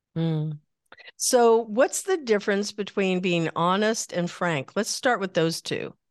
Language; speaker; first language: English; native; English